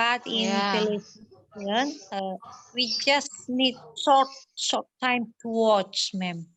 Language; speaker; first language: English; non-native, learner; Indonesian